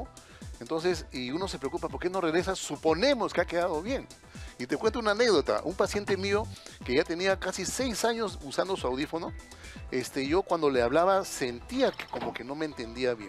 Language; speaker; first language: Spanish; native; Spanish